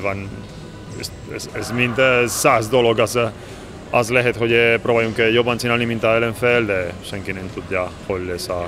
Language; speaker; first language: Hungarian; non-native, learner; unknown